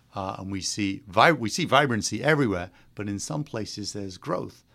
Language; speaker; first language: English; native; English